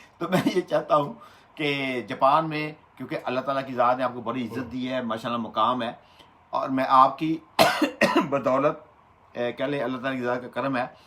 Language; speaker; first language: Urdu; non-native, local second language; Punjabi